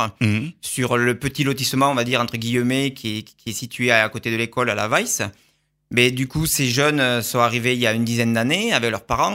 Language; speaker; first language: French; native; French